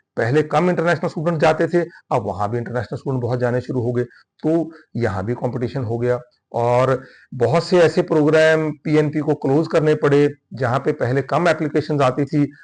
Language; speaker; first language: Hindi; non-native, local second language; Punjabi